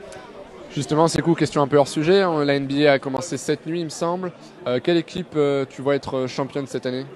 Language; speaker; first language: French; native; French